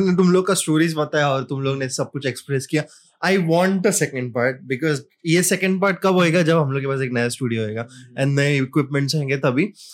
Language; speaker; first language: Hindi; non-native, local second language; Marathi